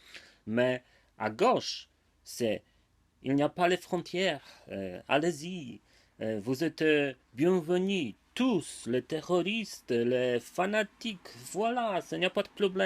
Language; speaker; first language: French; non-native, learner; Polish